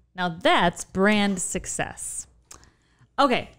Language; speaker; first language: English; native; English